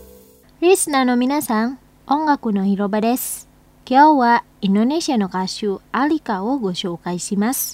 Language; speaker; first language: Japanese; non-native, fluent; Indonesian